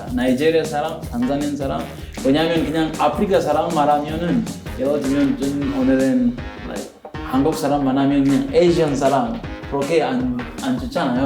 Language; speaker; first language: Korean; non-native, fluent; Swahili